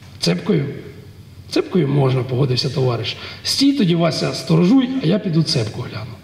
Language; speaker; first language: Ukrainian; native; Ukrainian